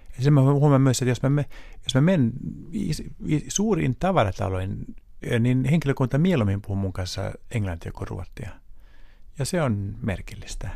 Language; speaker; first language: Finnish; non-native, local second language; Swedish